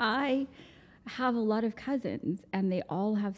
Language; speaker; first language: English; non-native, local second language; Gujarati